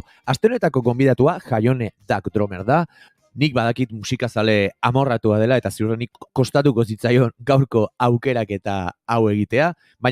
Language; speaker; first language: Basque; native; Basque